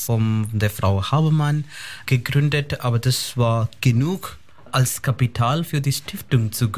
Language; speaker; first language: German; non-native, fluent; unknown